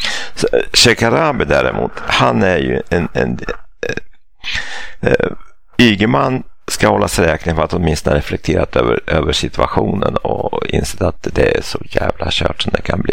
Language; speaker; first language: Swedish; native; Swedish